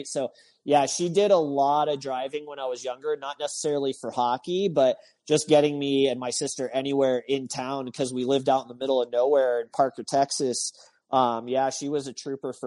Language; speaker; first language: English; native; English